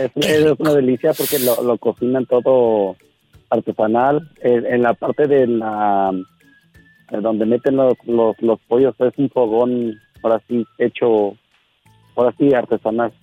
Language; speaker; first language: Spanish; native; Spanish